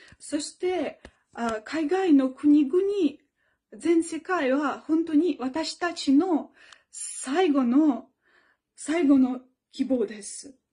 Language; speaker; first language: Japanese; non-native, fluent; Russian